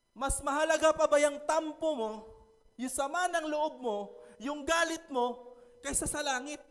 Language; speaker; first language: Filipino; non-native, local second language; Cebuano